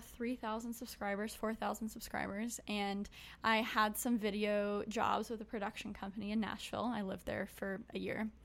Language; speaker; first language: English; native; English